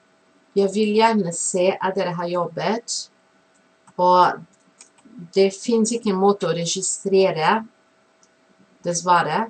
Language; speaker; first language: Norwegian; non-native, fluent; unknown